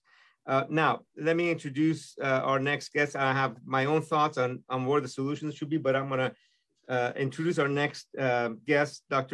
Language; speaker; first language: English; non-native, fluent; Persian